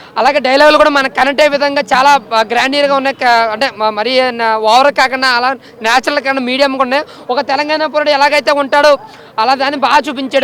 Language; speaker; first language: Telugu; native; Telugu